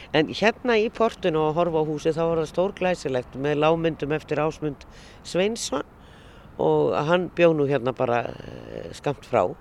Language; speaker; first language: Icelandic; native; Icelandic